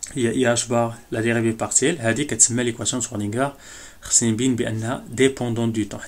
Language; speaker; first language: French; non-native, local second language; Arabic